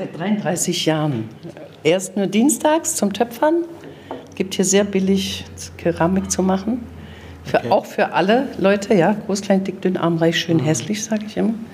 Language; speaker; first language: German; native; German